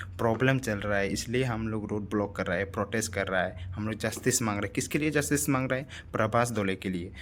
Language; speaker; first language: Hindi; non-native, local second language; Assamese